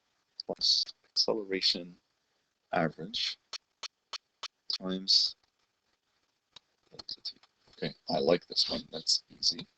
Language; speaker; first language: English; native; English